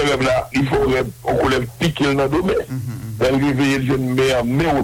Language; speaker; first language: French; non-native, local second language; Haitian Creole